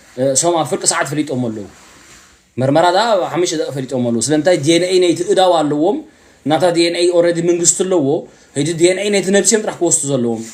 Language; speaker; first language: Tigrinya; early bilingual, heritage; Tigrinya